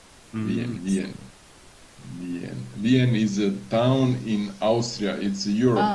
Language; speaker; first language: English; non-native, learner; Serbian